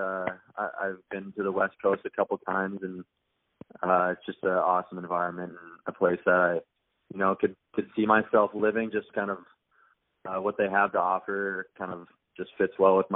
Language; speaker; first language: English; native; English